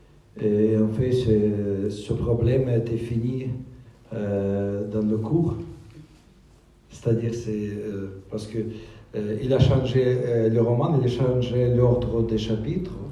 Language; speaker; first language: French; non-native, fluent; Russian